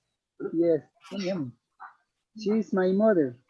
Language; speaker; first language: English; non-native, learner; Spanish